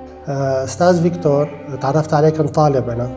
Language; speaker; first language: Arabic; native; Arabic